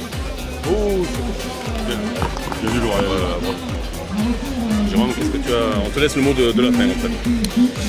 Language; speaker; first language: French; native; French